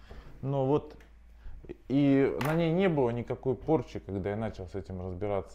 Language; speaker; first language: Russian; native; Russian